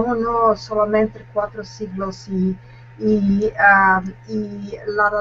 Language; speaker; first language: Spanish; non-native, learner; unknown